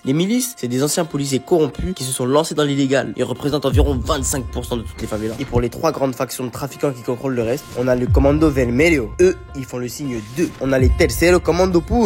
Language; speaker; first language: French; native; French